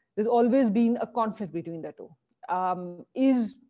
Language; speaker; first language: English; non-native, local second language; Hindi